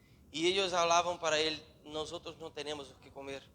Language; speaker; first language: Spanish; non-native, learner; Portuguese